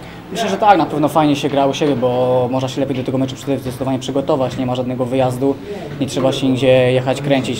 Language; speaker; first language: Polish; native; Polish